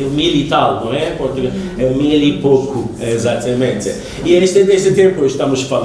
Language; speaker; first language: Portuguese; non-native, learner; Persian